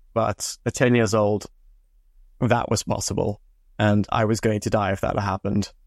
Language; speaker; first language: English; native; English